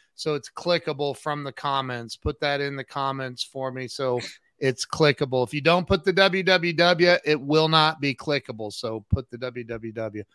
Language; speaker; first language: English; native; English